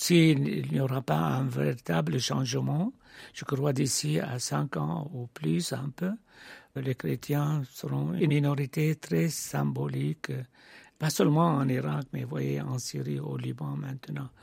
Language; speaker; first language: French; non-native, fluent; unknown